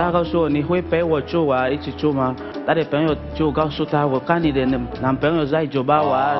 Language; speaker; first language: Chinese; non-native, learner; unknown